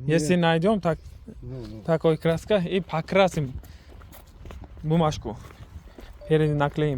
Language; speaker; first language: Russian; non-native, learner; Uzbek